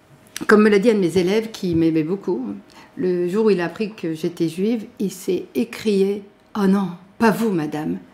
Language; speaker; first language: French; native; French